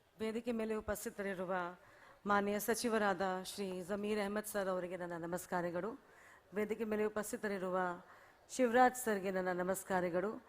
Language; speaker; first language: Kannada; non-native, fluent; Hindi